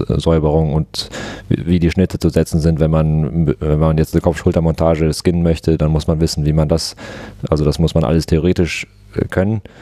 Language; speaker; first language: German; native; German